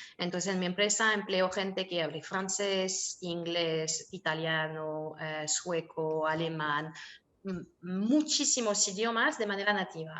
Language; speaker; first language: Spanish; non-native, fluent; French